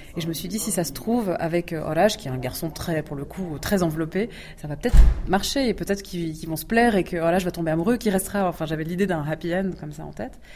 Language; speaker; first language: French; early bilingual, other home language; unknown